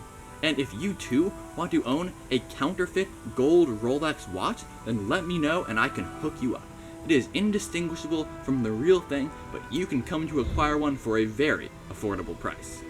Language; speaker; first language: English; native; English